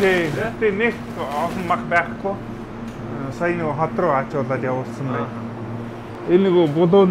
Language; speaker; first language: Mongolian; non-native, fluent; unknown